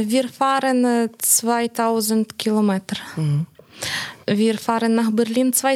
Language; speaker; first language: German; non-native, learner; Ukrainian